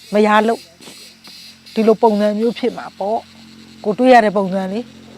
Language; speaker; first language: Burmese; native; Burmese